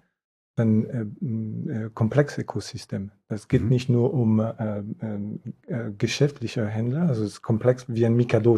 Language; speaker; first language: German; non-native, fluent; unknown